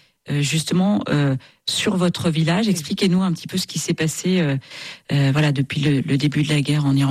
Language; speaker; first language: French; native; French